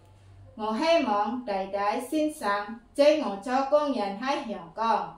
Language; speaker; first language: Cantonese; non-native, learner; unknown